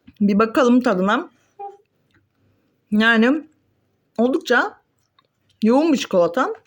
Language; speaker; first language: Turkish; native; Turkish